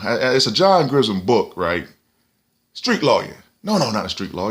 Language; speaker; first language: English; native; English